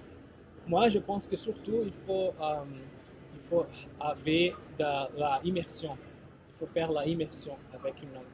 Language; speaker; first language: French; non-native, fluent; Portuguese